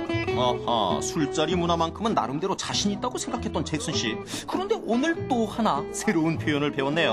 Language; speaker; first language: Korean; native; Korean